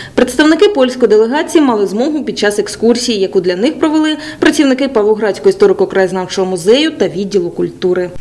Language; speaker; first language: Ukrainian; native; Ukrainian